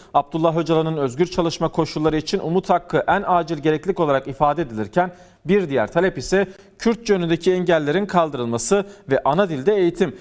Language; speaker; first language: Turkish; non-native, local second language; Kurdish